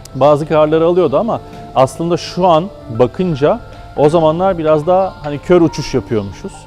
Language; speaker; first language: Turkish; native; Turkish